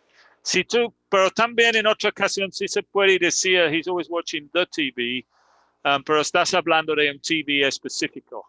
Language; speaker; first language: Spanish; non-native, fluent; English